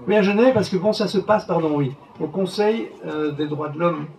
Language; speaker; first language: French; native; French